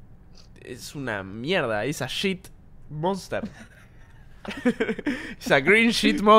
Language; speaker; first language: English; non-native, learner; Spanish